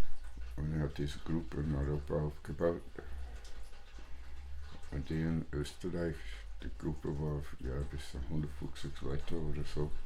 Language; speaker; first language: German; non-native, fluent; English